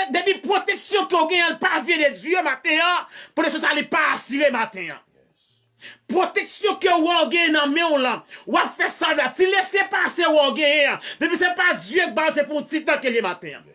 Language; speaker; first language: French; non-native, learner; Haitian Creole